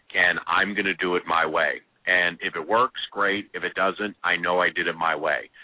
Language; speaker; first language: English; native; English